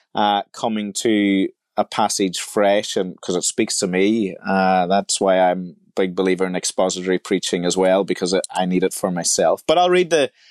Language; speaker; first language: English; native; English